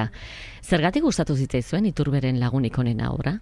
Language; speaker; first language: Basque; native; Basque